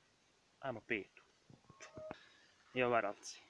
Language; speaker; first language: Serbian; native; Serbian